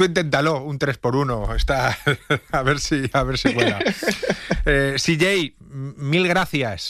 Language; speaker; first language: Spanish; native; Spanish